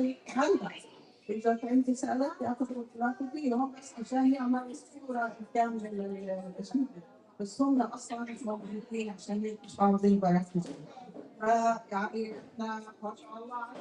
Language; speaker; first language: Arabic; native; Arabic